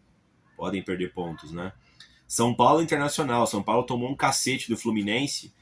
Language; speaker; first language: Portuguese; native; Portuguese